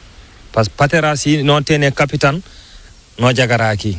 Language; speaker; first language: Spanish; non-native, learner; Fula